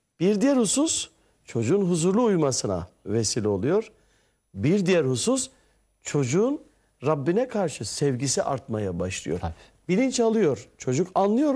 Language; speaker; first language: Turkish; native; Turkish